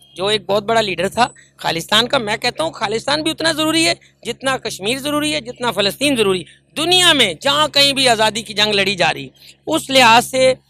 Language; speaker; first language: Hindi; native; Hindi